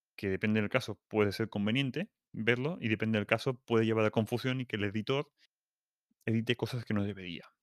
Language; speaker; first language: Spanish; non-native, local second language; Catalan